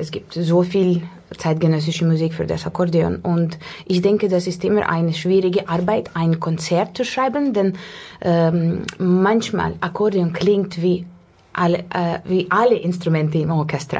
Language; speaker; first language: German; non-native, learner; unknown